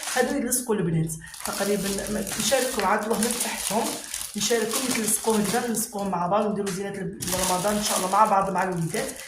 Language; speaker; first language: Arabic; native; Arabic